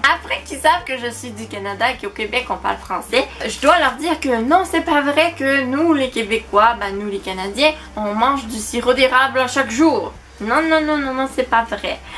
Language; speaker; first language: French; native; French